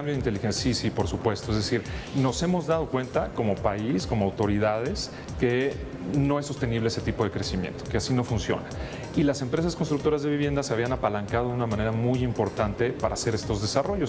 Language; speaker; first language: Spanish; native; Spanish